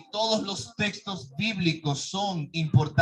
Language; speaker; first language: Spanish; native; Spanish